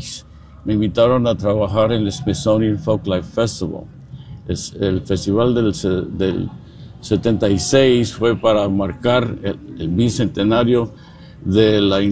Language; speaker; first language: Spanish; non-native, fluent; English